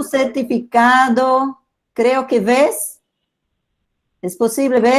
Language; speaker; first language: Spanish; non-native, learner; Portuguese